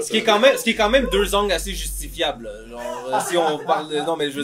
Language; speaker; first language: French; native; French